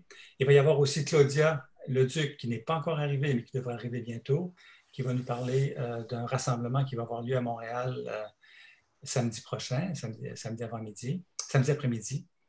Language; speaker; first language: French; native; French